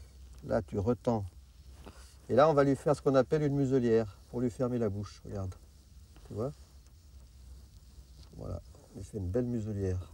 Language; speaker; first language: French; native; French